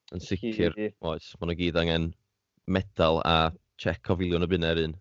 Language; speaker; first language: Welsh; native; Welsh